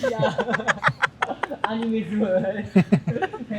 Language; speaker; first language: English; non-native, learner; Japanese